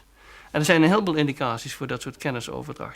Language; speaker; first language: Dutch; native; Dutch